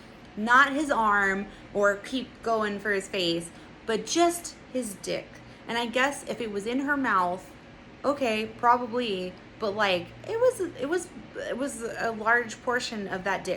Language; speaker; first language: English; native; English